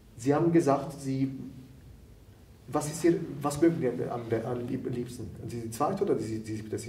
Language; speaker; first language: German; non-native, fluent; Italian